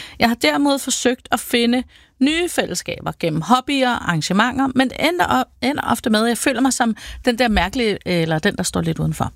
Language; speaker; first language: Danish; native; Danish